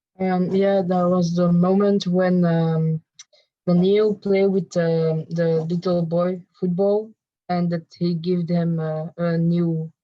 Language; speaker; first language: English; non-native, learner; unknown